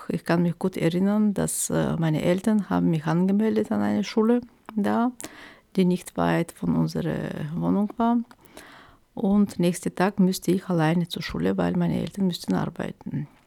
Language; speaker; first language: German; non-native, fluent; Turkish